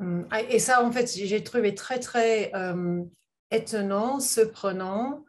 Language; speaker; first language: French; non-native, learner; English